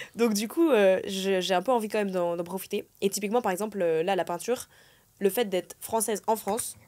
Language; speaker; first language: French; native; French